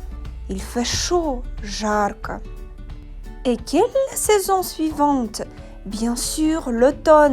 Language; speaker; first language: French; non-native, fluent; Russian